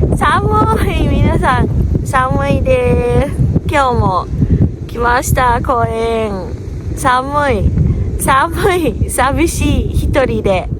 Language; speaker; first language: Japanese; non-native, learner; Thai